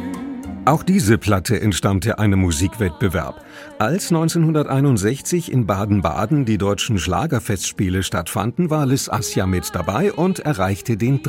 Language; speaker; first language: German; native; German